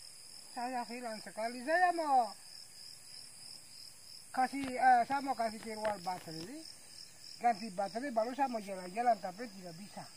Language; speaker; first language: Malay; non-native, local second language; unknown